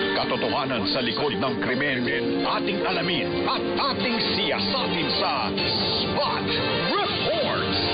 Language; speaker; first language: Filipino; native; Filipino